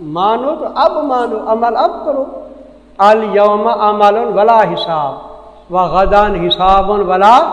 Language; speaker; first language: Urdu; non-native, local second language; Saraiki